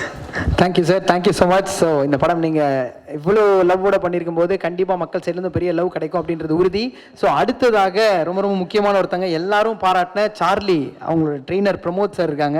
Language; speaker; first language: Tamil; native; Tamil